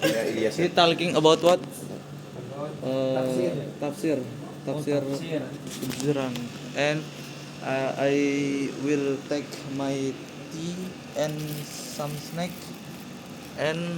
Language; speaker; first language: English; non-native, learner; Indonesian